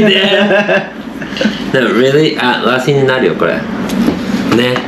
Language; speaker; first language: Japanese; non-native, learner; Portuguese